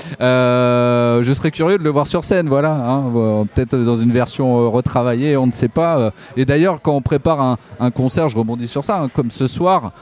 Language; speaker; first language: French; native; French